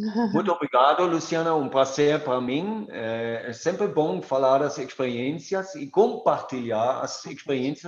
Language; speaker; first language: Portuguese; non-native, fluent; German